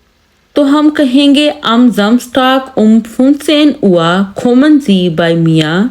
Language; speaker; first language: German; non-native, learner; Urdu